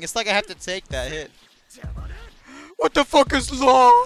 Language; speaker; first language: English; native; English